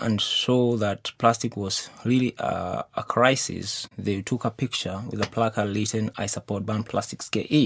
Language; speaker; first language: English; non-native, local second language; Kikuyu